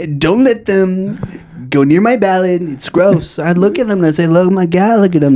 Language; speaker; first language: English; native; English